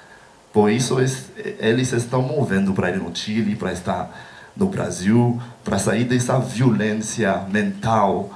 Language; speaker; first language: Portuguese; non-native, learner; Haitian Creole